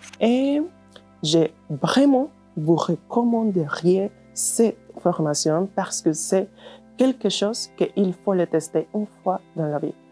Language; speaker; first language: French; non-native, fluent; Spanish